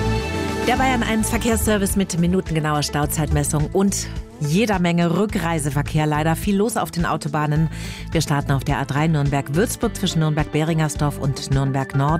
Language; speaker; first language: German; native; German